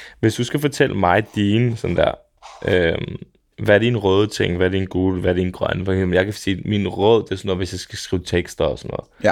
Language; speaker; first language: Danish; early bilingual, other home language; Serbian